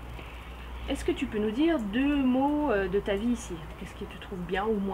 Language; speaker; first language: French; native; French